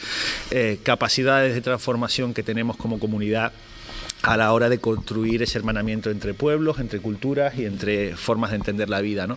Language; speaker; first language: Spanish; native; Spanish